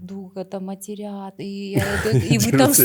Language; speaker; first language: Russian; non-native, local second language; Kazakh